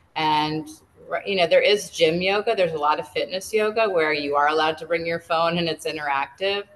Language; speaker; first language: English; native; English